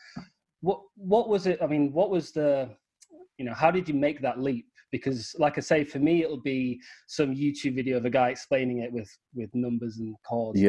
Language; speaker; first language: English; native; English